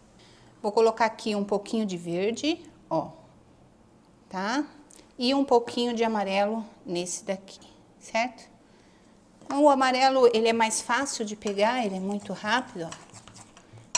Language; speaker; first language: Portuguese; native; Portuguese